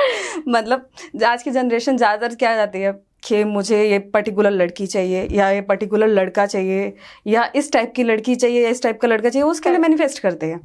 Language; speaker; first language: Hindi; native; Hindi